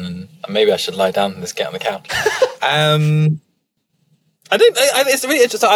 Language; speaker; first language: English; native; English